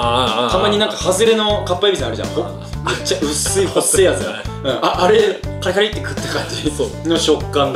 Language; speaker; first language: Japanese; native; Japanese